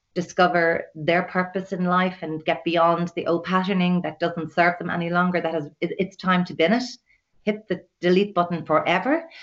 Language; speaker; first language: English; native; English